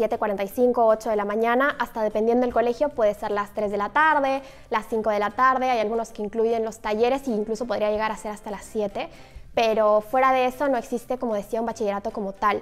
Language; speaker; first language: Spanish; native; Spanish